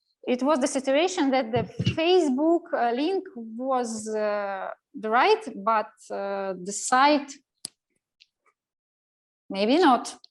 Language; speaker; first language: English; non-native, learner; Russian